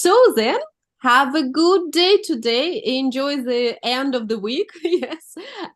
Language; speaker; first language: English; non-native, fluent; Russian